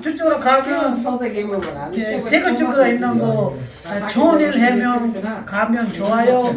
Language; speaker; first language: Korean; non-native, learner; Urdu